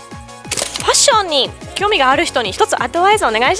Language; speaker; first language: Japanese; non-native, fluent; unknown